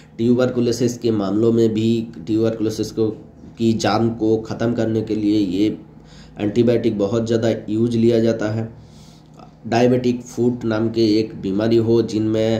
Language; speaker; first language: Hindi; native; Hindi